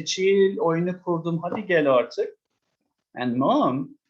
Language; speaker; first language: Turkish; native; Turkish